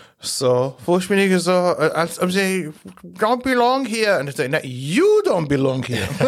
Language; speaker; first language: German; non-native, fluent; Arabic